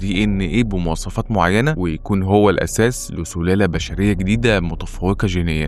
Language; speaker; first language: Arabic; native; Arabic